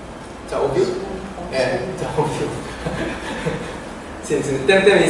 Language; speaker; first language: Portuguese; non-native, learner; Korean